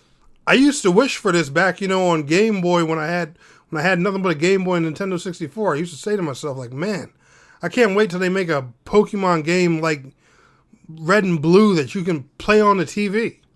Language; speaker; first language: English; native; English